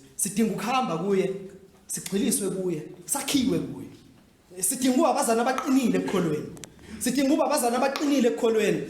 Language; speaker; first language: Zulu; native; Zulu